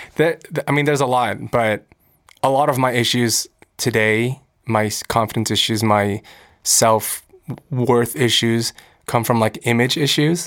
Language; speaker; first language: English; early bilingual, other home language; Korean